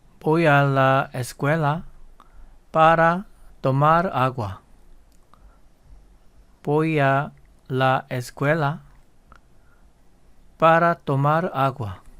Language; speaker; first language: Spanish; non-native, fluent; Korean